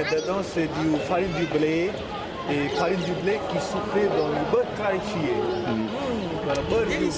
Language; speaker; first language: French; non-native, learner; Hindi